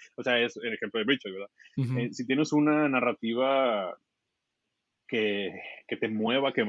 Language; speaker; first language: Spanish; native; Spanish